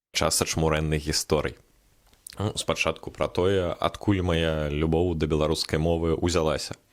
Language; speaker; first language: Belarusian; non-native, local second language; Russian